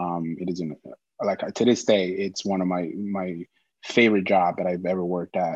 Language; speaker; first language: English; native; English